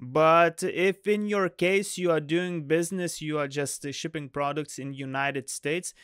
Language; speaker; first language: English; non-native, fluent; Lithuanian